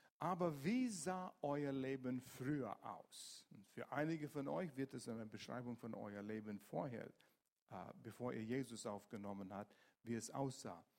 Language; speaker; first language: German; non-native, fluent; English